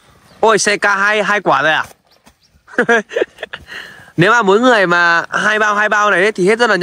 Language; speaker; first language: Vietnamese; native; Vietnamese